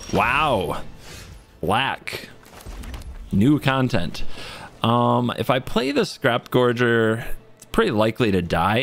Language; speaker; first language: English; native; English